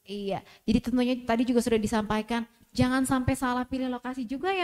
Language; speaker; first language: Indonesian; native; Indonesian